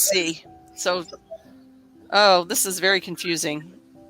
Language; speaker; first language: English; native; English